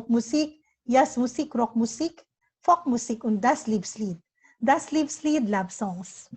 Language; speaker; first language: German; non-native, learner; Filipino